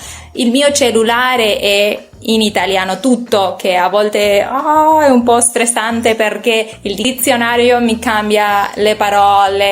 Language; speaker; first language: Italian; non-native, learner; Spanish